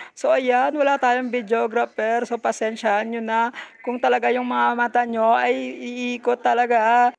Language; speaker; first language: Filipino; non-native, local second language; Hiligaynon